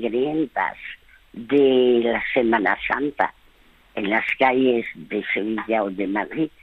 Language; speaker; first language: Spanish; early bilingual, other home language; French